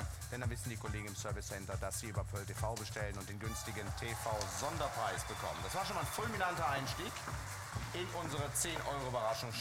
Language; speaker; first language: German; native; German